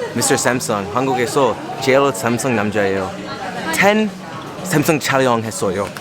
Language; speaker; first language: Korean; non-native, learner; English